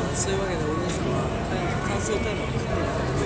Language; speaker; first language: Japanese; native; Japanese